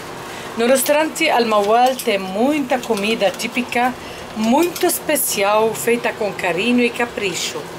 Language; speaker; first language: Portuguese; non-native, fluent; Arabic